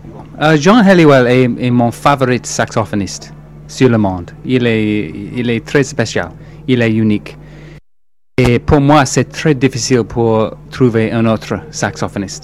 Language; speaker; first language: French; non-native, learner; English